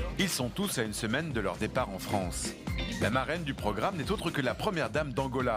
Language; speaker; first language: French; native; French